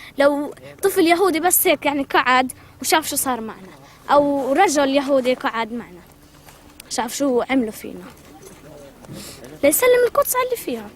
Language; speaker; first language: Arabic; native; Arabic